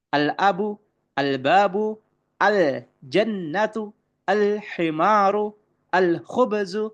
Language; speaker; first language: Arabic; non-native, fluent; Indonesian